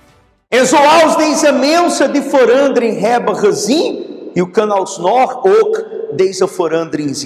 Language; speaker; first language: Dutch; non-native, fluent; Portuguese